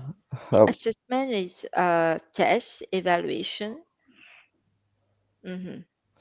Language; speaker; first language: English; non-native, fluent; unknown